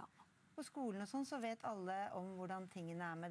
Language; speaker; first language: Norwegian; native; Norwegian